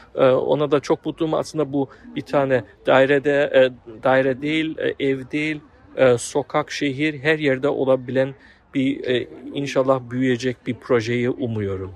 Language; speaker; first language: Turkish; early bilingual, heritage; Turkish